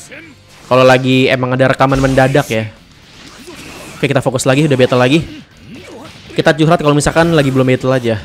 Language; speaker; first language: Indonesian; native; Indonesian